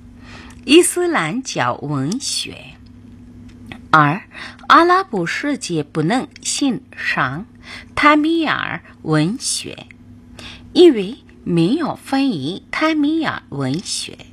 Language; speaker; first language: Chinese; non-native, learner; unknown